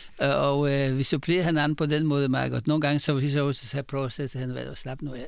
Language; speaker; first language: Danish; non-native, fluent; Polish